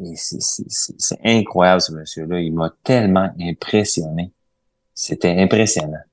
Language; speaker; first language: French; native; French